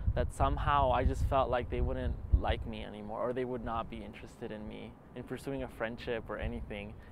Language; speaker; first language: English; early bilingual, other home language; Spanish